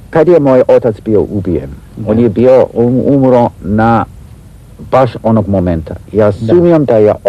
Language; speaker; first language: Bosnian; early bilingual, heritage; Serbian